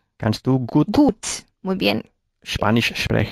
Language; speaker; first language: German; non-native, learner; Spanish